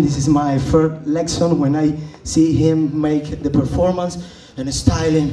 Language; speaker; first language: English; non-native, learner; Spanish